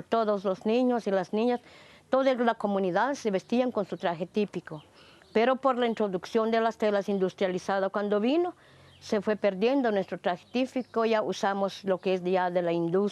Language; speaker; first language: Spanish; non-native, local second language; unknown